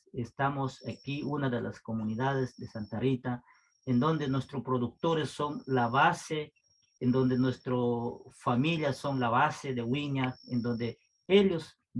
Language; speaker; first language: Spanish; non-native, local second language; Quechua